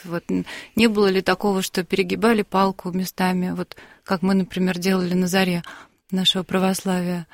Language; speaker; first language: Russian; native; Russian